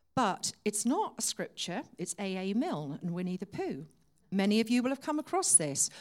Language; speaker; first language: English; native; English